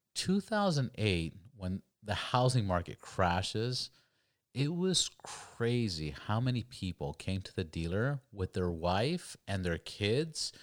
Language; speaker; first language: English; early bilingual, other home language; Spanish